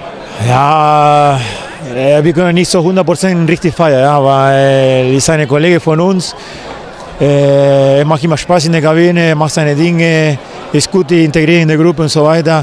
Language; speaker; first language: German; non-native, fluent; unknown